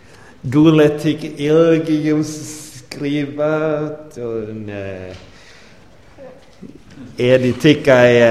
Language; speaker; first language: Latvian; non-native, learner; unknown